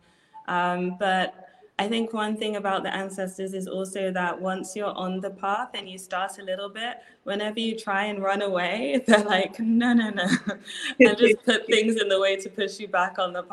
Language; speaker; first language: English; native; English